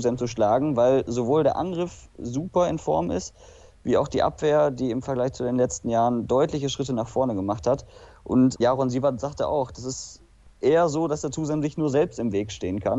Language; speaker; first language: German; native; German